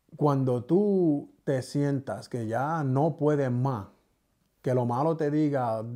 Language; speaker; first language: Spanish; early bilingual, heritage; Spanish